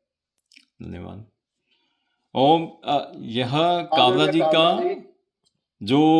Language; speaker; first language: Hindi; native; Hindi